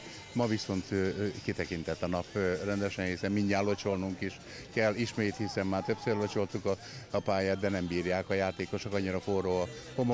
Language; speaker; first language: Hungarian; native; Hungarian